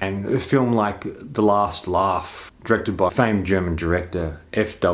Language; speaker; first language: English; native; English